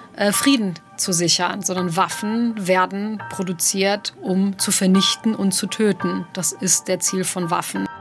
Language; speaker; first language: German; early bilingual, other home language; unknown